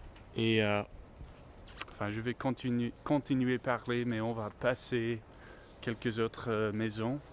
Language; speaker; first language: French; non-native, learner; English